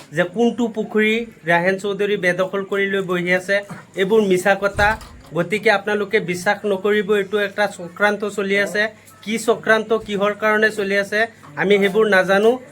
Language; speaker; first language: Assamese; non-native, local second language; Bangla